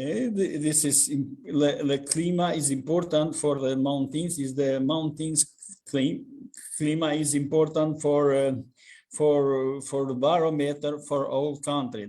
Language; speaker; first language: English; non-native, learner; Albanian